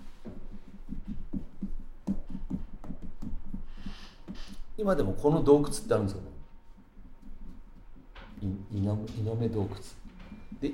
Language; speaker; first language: Japanese; native; Japanese